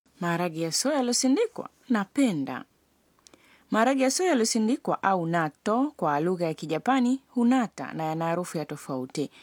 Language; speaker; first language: Swahili; native; Swahili